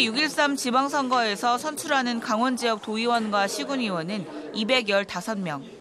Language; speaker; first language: Korean; native; Korean